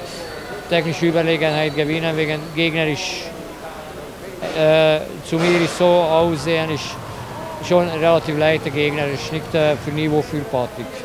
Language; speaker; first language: German; non-native, learner; Hungarian